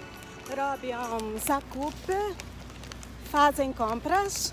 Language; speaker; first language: Polish; non-native, learner; Portuguese